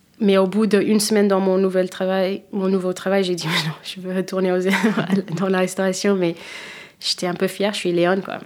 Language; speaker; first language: French; non-native, fluent; Kabuverdianu